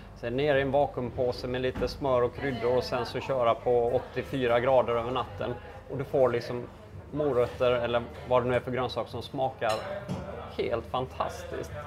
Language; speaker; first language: Swedish; native; Swedish